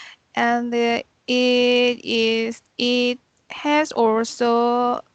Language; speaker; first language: English; non-native, learner; Korean